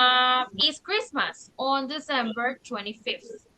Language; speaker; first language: English; non-native, fluent; Spanish